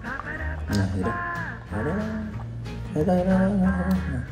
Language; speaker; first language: Vietnamese; native; Vietnamese